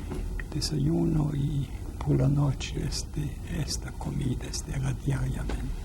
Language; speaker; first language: Spanish; non-native, fluent; Yiddish